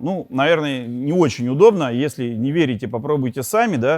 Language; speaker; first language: Russian; native; Russian